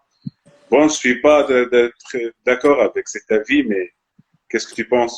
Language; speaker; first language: French; non-native, local second language; Arabic